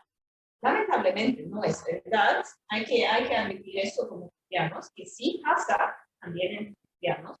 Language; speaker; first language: Spanish; non-native, fluent; Swedish